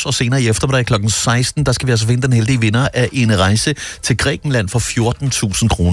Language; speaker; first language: Danish; native; Danish